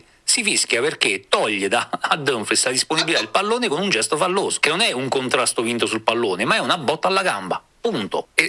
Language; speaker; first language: Italian; native; Italian